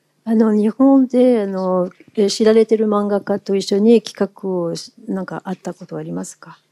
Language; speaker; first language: Japanese; non-native, fluent; French